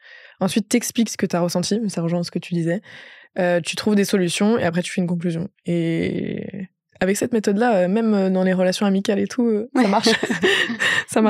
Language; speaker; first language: French; native; French